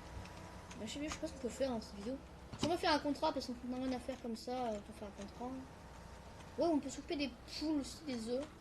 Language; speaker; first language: French; native; French